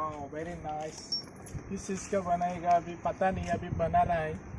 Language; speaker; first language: Hindi; non-native, local second language; Bodo